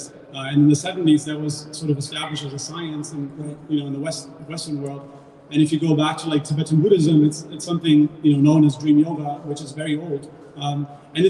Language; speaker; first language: English; non-native, fluent; German